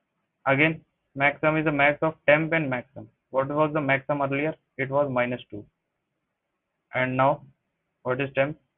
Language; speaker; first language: English; non-native, local second language; Hindi